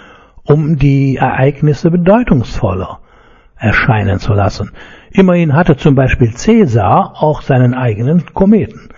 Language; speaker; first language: German; native; German